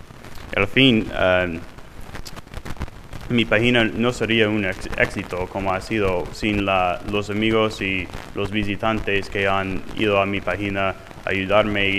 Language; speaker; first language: Spanish; non-native, fluent; English